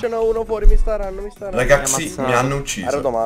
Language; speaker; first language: Italian; native; Italian